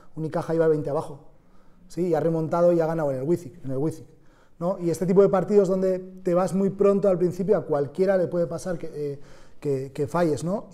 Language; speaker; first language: Spanish; native; Spanish